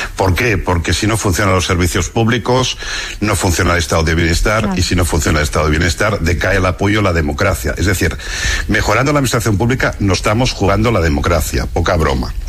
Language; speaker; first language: Spanish; non-native, local second language; Catalan